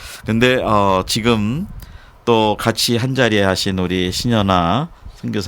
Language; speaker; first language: Korean; native; Korean